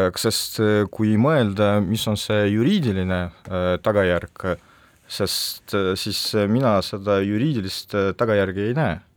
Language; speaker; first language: Estonian; non-native, local second language; Russian